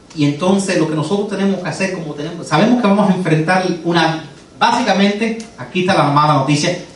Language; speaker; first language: Spanish; early bilingual, heritage; Spanish